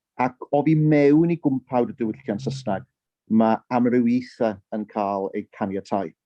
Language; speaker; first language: Welsh; early bilingual, heritage; Welsh